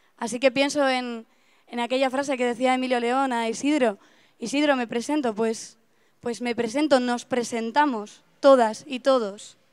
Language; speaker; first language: Spanish; native; Spanish